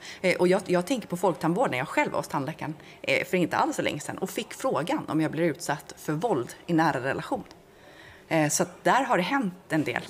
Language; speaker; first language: Swedish; native; Swedish